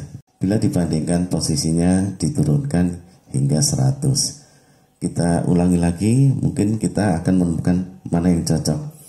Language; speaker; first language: Indonesian; native; Indonesian